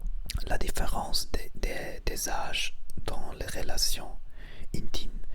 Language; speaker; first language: French; non-native, learner; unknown